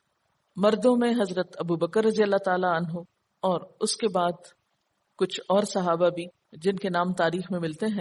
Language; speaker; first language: Urdu; native; Urdu